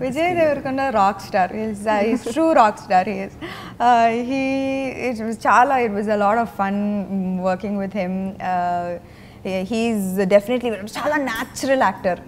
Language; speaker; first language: Telugu; non-native, learner; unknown